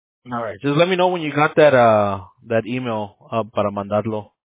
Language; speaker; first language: English; early bilingual, other home language; Spanish